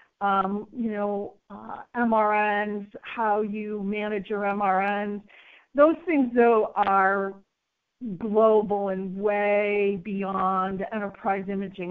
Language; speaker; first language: English; native; English